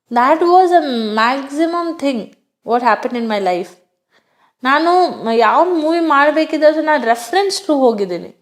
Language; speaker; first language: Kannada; non-native, local second language; Hindi